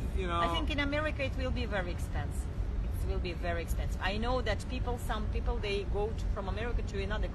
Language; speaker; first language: English; non-native, learner; Russian